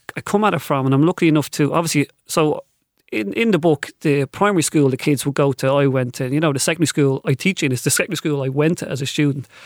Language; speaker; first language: English; native; English